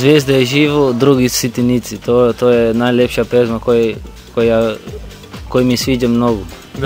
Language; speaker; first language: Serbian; non-native, learner; Portuguese